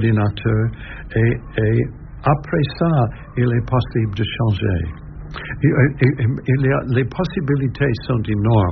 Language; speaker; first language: French; non-native, learner; English